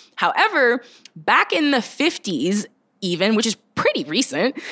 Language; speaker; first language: English; early bilingual, other home language; Bulgarian